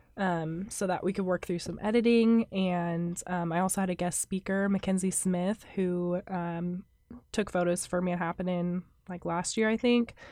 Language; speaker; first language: English; native; English